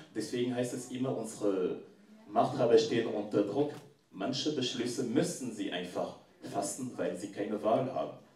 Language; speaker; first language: German; non-native, fluent; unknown